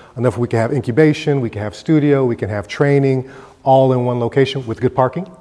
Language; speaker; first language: English; native; English